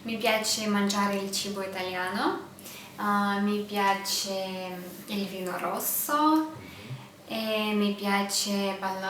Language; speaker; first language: Italian; non-native, learner; Russian